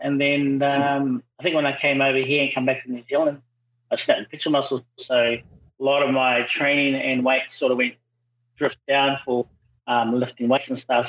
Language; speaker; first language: English; native; English